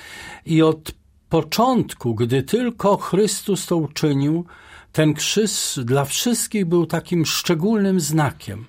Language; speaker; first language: Polish; native; Polish